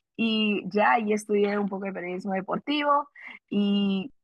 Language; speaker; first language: Spanish; early bilingual, heritage; Spanish